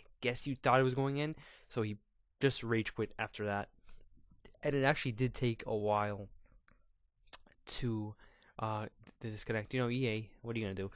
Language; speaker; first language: English; native; English